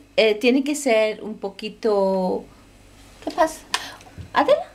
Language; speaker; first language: Spanish; non-native, fluent; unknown